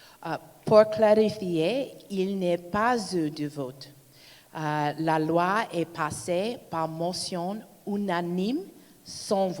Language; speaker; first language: French; non-native, learner; English